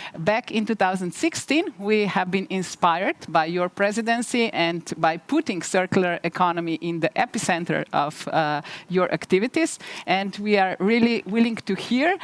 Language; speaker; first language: English; non-native, fluent; Slovenian